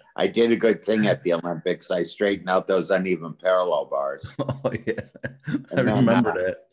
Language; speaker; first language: English; native; English